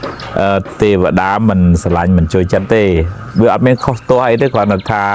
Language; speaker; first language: Khmer; native; Khmer